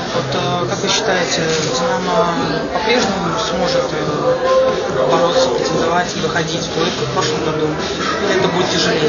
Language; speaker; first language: Russian; native; Russian